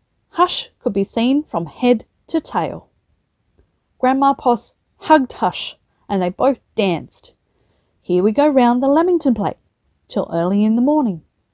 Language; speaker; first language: English; native; English